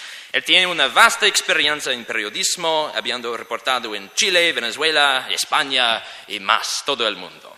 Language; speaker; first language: Spanish; non-native, learner; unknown